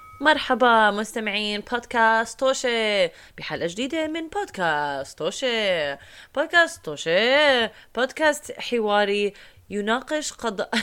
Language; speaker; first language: Arabic; native; Arabic